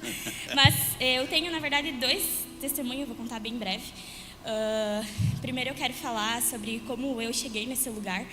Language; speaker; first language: Portuguese; native; Portuguese